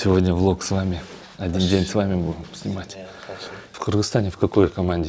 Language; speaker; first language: Russian; native; Russian